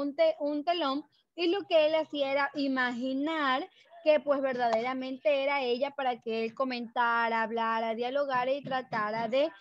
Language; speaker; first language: Spanish; native; Spanish